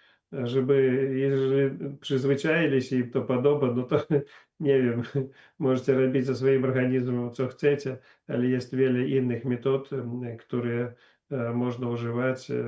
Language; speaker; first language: Polish; non-native, learner; Russian